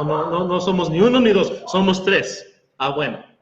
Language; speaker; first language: Spanish; native; Spanish